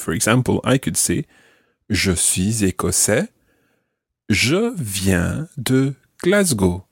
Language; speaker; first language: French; non-native, fluent; English